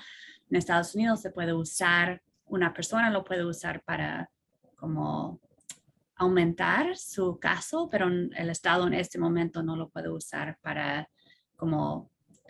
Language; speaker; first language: Spanish; non-native, fluent; English